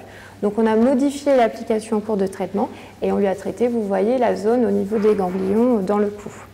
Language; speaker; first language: French; native; French